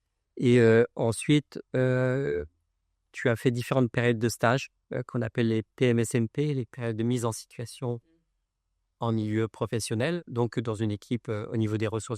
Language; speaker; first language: French; native; French